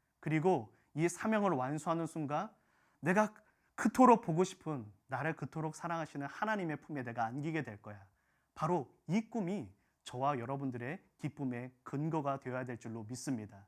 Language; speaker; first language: Korean; native; Korean